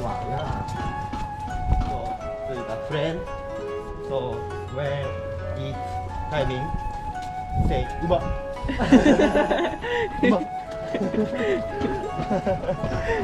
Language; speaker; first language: English; non-native, learner; Japanese